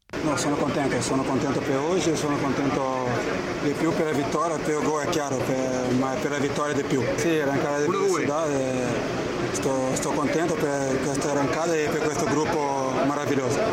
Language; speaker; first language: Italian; non-native, learner; Portuguese